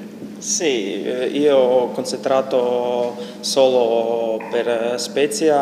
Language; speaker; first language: Italian; non-native, learner; Croatian